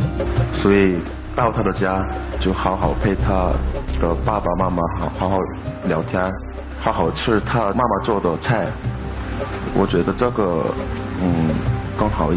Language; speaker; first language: Chinese; non-native, fluent; Korean